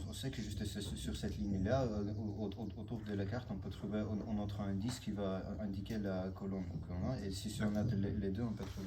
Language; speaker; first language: French; non-native, learner; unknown